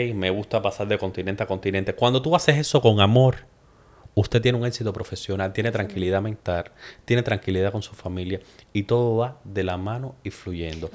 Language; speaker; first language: Spanish; native; Spanish